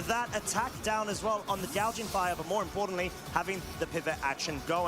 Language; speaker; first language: English; native; English